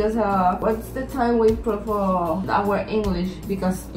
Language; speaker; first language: English; non-native, learner; Spanish